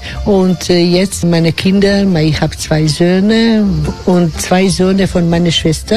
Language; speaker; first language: German; non-native, learner; Croatian